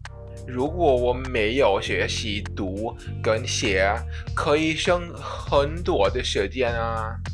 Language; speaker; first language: Chinese; non-native, fluent; English